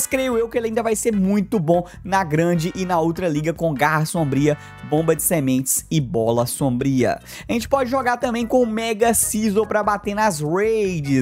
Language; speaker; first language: Portuguese; native; Portuguese